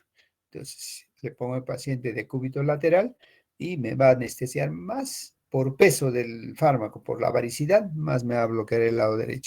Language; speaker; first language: Spanish; native; Spanish